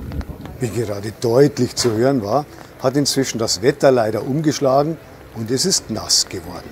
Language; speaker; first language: German; native; German